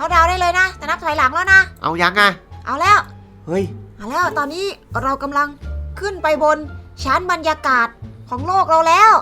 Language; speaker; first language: Thai; native; Thai